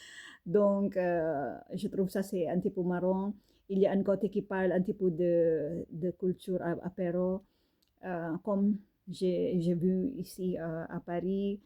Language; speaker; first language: French; non-native, learner; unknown